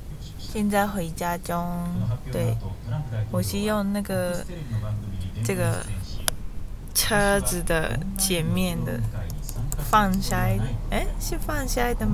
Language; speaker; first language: Chinese; early bilingual, heritage; Chinese